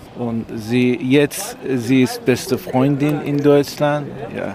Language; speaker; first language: German; non-native, learner; Persian